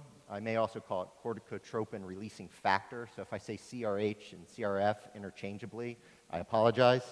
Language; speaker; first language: English; native; English